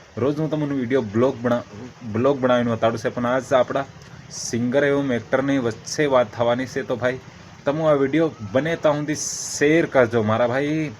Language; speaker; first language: Gujarati; non-native, local second language; Bhili